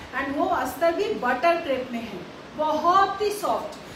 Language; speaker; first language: Hindi; non-native, local second language; Bangla